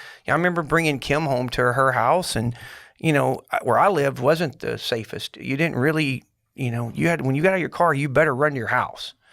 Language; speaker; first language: English; native; English